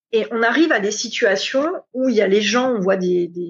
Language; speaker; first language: French; native; French